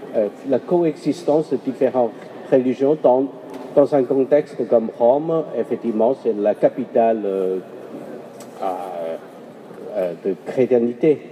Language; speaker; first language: French; non-native, fluent; Chinese